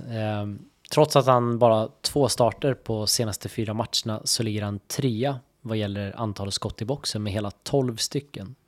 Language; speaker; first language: Swedish; native; Swedish